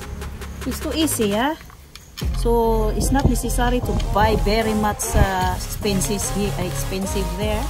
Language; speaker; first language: English; non-native, learner; Filipino